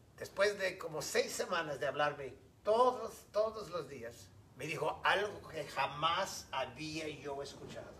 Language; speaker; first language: Spanish; non-native, fluent; English